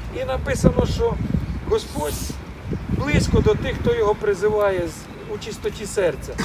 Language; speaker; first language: Ukrainian; non-native, local second language; Russian